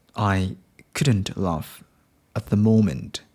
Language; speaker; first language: English; non-native, learner; Japanese